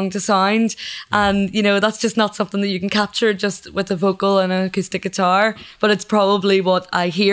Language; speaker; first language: English; native; English